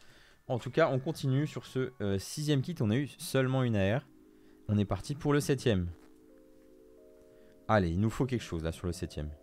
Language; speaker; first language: French; native; French